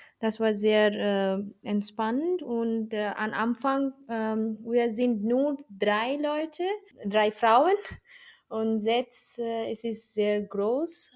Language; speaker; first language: German; non-native, learner; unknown